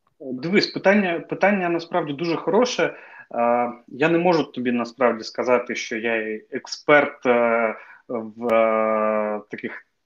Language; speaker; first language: Ukrainian; native; Ukrainian